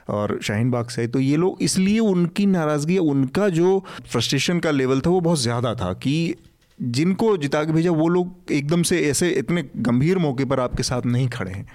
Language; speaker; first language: Hindi; native; Hindi